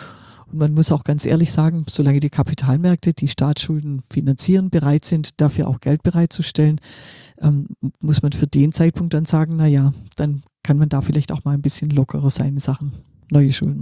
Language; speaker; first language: German; native; German